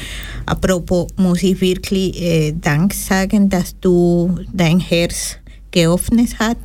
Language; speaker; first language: German; non-native, learner; Spanish